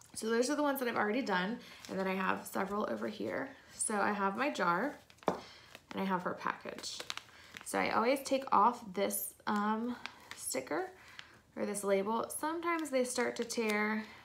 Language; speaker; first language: English; native; English